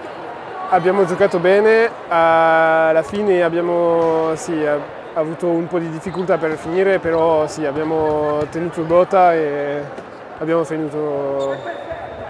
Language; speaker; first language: Italian; non-native, learner; French